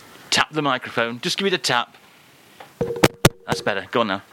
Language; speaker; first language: English; native; English